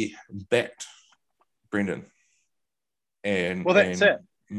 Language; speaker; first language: English; native; English